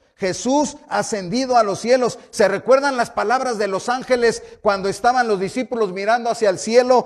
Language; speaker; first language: Spanish; native; Spanish